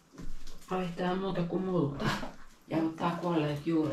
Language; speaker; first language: Finnish; native; Finnish